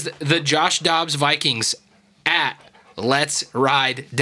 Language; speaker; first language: English; native; English